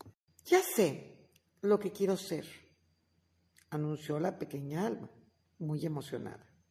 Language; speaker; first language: Spanish; native; Spanish